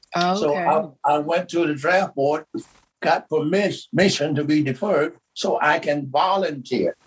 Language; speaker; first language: English; native; English